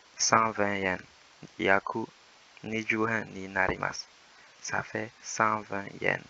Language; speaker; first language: French; native; French